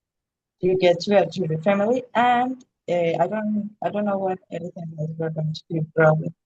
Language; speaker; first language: English; non-native, learner; Spanish